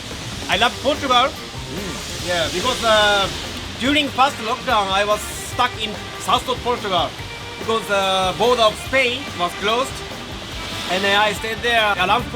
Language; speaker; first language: English; non-native, learner; Japanese